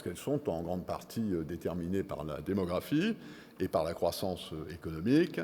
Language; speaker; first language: French; native; French